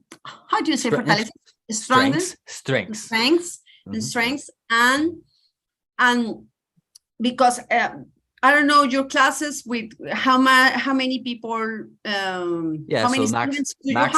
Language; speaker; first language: English; non-native, learner; Spanish